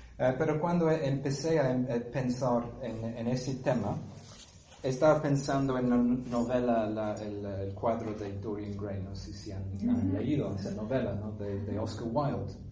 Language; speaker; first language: Spanish; non-native, fluent; English